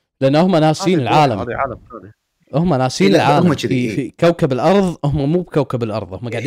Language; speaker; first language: Arabic; native; Arabic